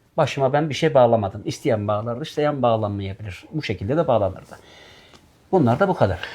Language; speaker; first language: Turkish; native; Turkish